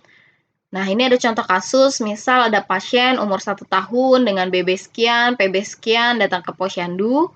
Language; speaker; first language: Indonesian; native; Indonesian